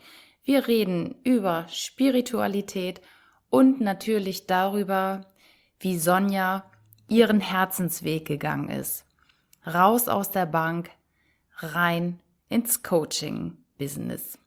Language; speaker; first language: German; native; German